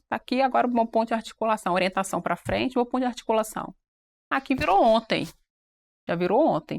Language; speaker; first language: Portuguese; native; Portuguese